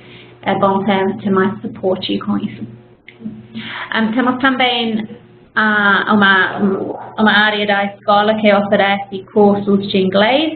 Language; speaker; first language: Portuguese; non-native, fluent; English